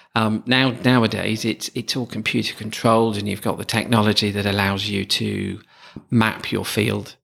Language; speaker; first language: English; native; English